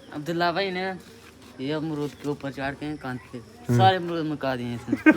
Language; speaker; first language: Urdu; non-native, local second language; Punjabi